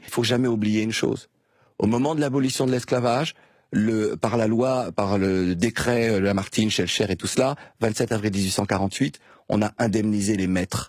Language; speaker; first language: French; native; French